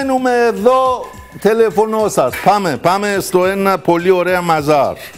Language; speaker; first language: Greek; non-native, learner; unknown